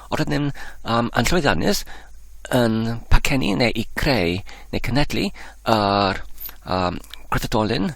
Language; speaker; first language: Welsh; non-native, learner; English